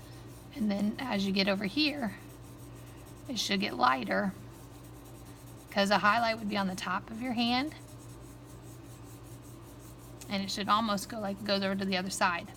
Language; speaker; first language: English; native; English